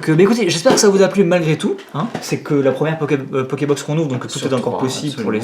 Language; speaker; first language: French; native; French